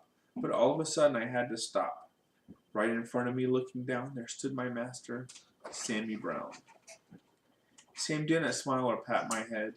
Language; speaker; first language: English; native; English